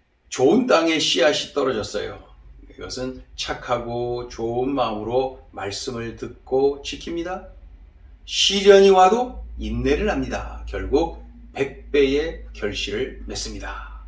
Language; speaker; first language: Korean; native; Korean